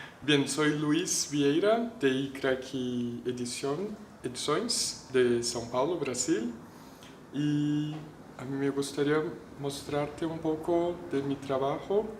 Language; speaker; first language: Spanish; non-native, fluent; Portuguese